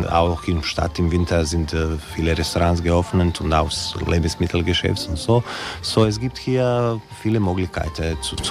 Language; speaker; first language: German; non-native, learner; Croatian